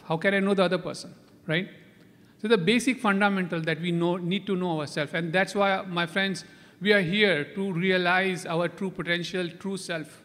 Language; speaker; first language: English; non-native, local second language; Konkani